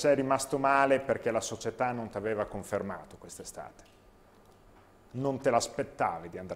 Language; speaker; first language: Italian; native; Italian